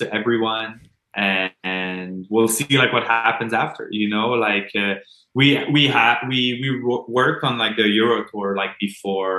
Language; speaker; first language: English; non-native, fluent; French